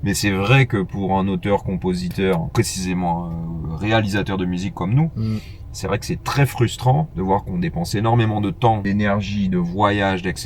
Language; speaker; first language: French; native; French